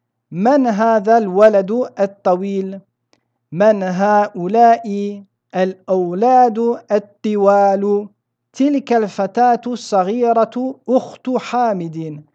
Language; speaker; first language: Arabic; non-native, fluent; French